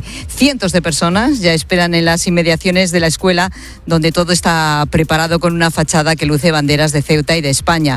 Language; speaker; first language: Spanish; native; Spanish